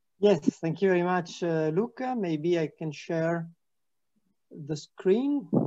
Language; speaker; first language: English; non-native, fluent; Italian